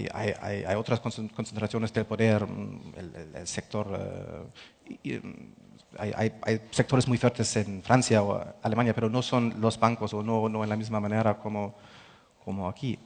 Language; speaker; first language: Spanish; non-native, fluent; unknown